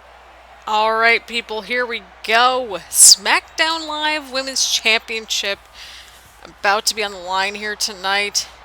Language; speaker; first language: English; native; English